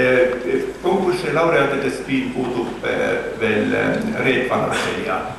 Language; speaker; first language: Estonian; native; Estonian